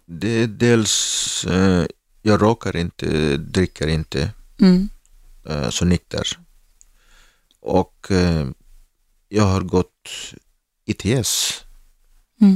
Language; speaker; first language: Swedish; non-native, learner; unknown